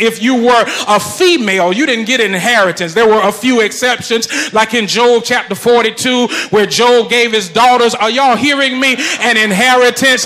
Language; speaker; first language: English; native; English